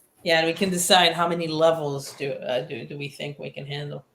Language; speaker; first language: English; native; English